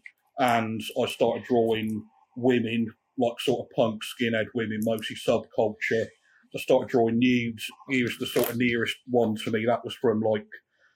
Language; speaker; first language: English; native; English